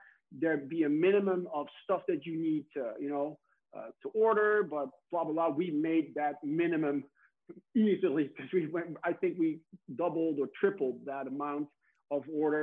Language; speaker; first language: English; non-native, fluent; Dutch